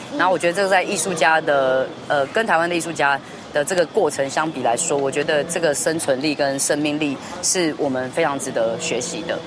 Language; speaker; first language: Chinese; native; Chinese